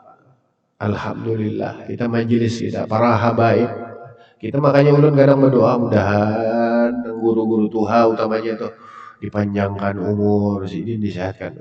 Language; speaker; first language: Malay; non-native, local second language; Banjar